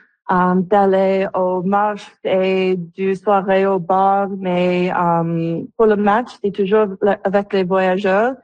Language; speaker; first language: French; non-native, local second language; English